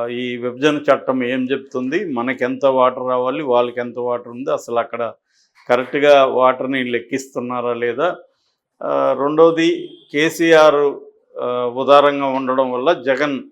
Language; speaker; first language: Telugu; native; Telugu